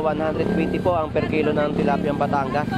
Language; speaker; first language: Filipino; native; Filipino